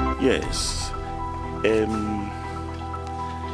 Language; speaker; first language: English; non-native, local second language; Yoruba